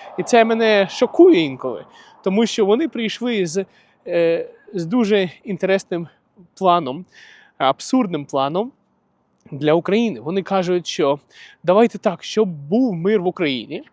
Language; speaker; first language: Ukrainian; non-native, local second language; Russian